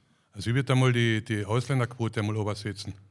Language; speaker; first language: German; native; German